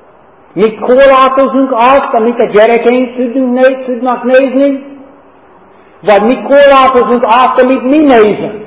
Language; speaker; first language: Hungarian; non-native, fluent; English